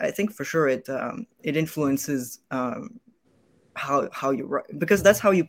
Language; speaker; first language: English; non-native, fluent; French